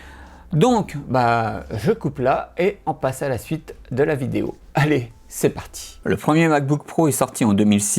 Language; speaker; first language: French; native; French